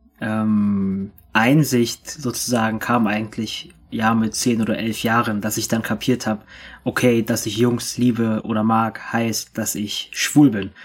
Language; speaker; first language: German; native; German